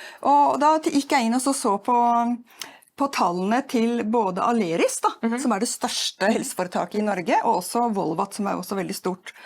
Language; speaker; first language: Norwegian; native; Norwegian